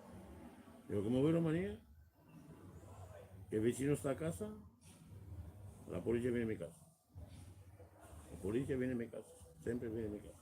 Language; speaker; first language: Spanish; non-native, learner; Romanian